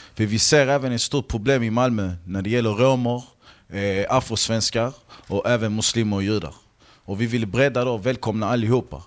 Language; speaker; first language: Swedish; early bilingual, other home language; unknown